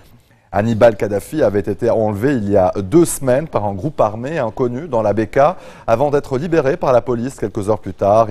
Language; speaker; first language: French; non-native, local second language; Arabic